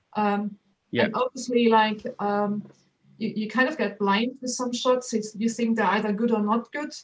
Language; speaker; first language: English; non-native, fluent; German